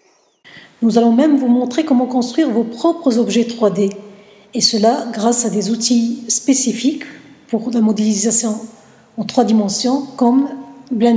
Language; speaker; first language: French; non-native, local second language; Arabic